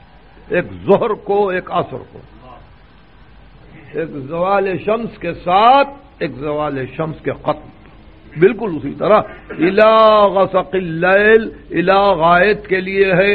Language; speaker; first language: Urdu; native; Urdu